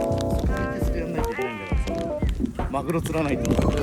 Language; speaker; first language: Japanese; native; Japanese